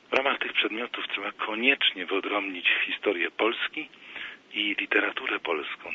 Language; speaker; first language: Polish; native; Polish